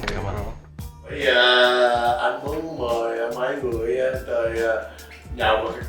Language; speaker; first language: Vietnamese; early bilingual, heritage; Vietnamese